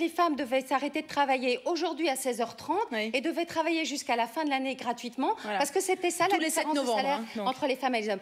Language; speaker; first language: French; native; French